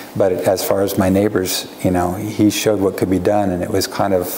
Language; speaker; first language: English; native; English